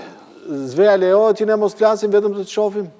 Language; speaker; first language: Albanian; native; Albanian